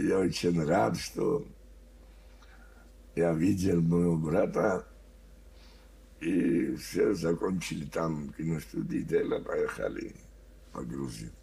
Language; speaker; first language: Russian; non-native, learner; Georgian